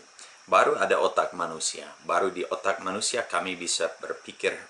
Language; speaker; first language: Indonesian; non-native, fluent; English